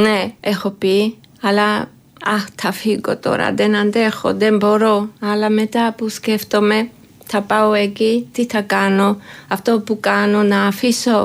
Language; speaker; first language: Greek; non-native, fluent; Georgian